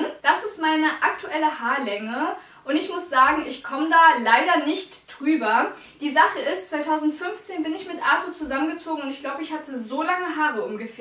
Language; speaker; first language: German; native; German